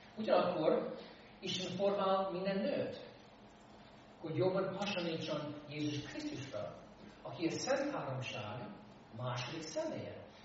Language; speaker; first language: Hungarian; non-native, fluent; English